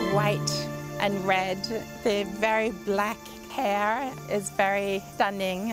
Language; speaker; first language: English; native; English